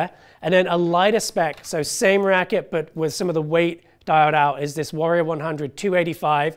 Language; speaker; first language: English; native; English